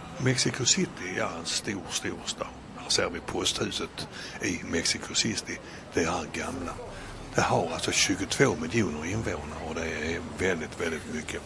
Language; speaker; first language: Swedish; native; Swedish